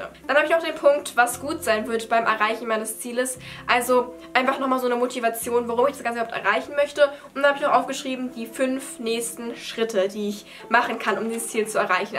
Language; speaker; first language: German; native; German